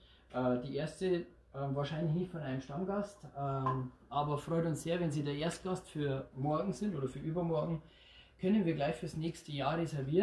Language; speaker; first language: German; native; German